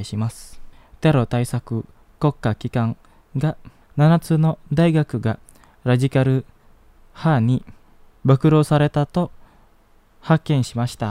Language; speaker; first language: Japanese; non-native, fluent; Indonesian